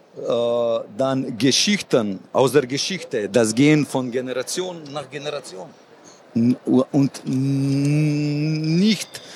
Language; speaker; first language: German; non-native, learner; Slovenian